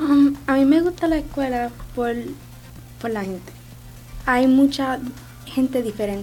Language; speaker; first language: Spanish; early bilingual, other home language; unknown